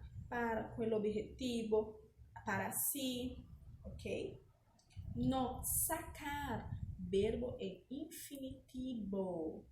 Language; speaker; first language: Spanish; non-native, fluent; Portuguese